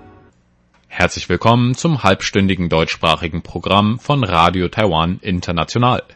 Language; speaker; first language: German; native; German